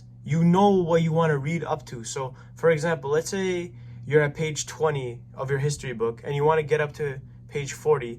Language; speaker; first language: English; native; English